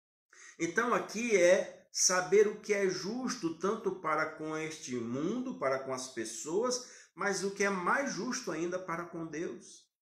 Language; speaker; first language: Portuguese; native; Portuguese